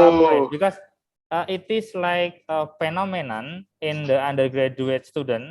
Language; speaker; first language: English; non-native, fluent; Indonesian